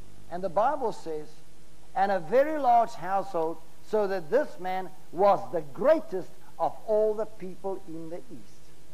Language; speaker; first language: English; non-native, local second language; Afrikaans